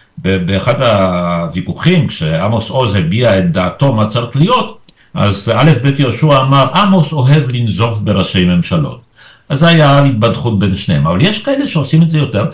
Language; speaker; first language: Hebrew; early bilingual, other home language; Polish